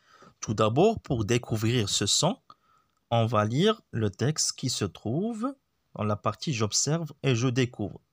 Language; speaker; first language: French; non-native, local second language; Arabic